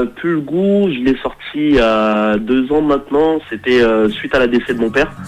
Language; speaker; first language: French; early bilingual, heritage; French